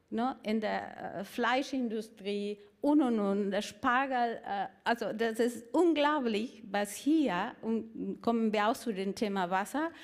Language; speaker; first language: German; non-native, fluent; Spanish